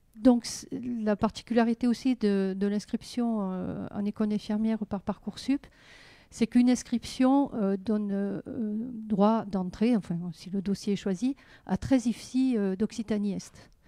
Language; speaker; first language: French; native; French